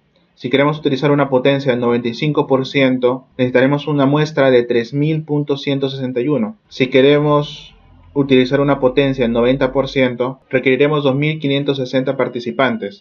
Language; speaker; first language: Spanish; native; Spanish